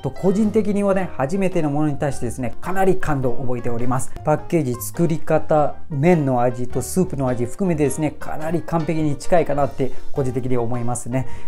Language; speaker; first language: Japanese; non-native, fluent; Malay